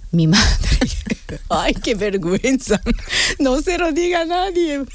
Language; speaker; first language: Spanish; non-native, fluent; Japanese